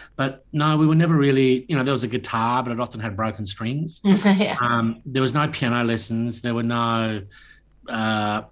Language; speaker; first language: English; native; English